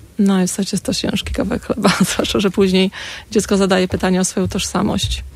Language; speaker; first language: Polish; native; Polish